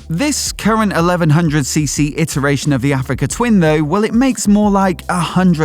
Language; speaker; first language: English; native; English